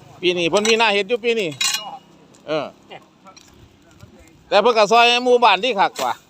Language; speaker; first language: Thai; non-native, local second language; Northeastern Thai